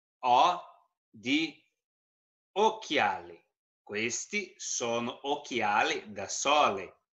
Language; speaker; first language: Italian; non-native, fluent; Portuguese